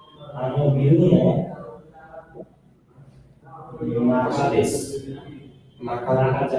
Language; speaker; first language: Japanese; non-native, learner; Bangla